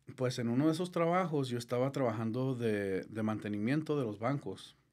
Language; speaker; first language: Spanish; early bilingual, heritage; Spanish